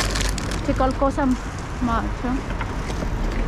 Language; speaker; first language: Italian; non-native, learner; Filipino